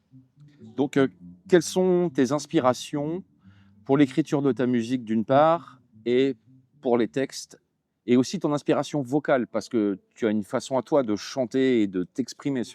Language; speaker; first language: French; native; French